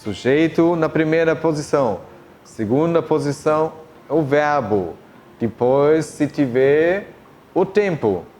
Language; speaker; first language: Portuguese; non-native, fluent; German